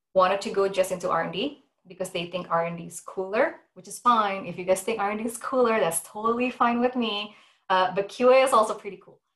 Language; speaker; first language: English; non-native, fluent; Indonesian